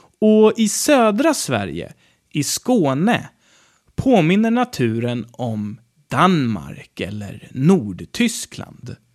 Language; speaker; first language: Swedish; native; Swedish